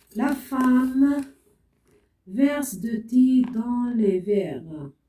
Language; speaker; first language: French; non-native, local second language; Arabic